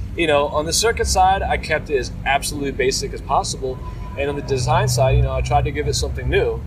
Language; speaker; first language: English; early bilingual, other home language; Italian